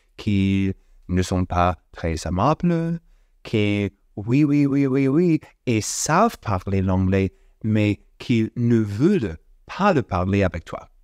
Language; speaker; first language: French; non-native, fluent; English